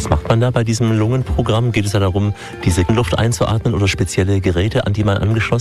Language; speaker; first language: German; native; German